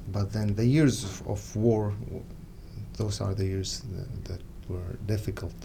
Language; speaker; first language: English; non-native, fluent; Arabic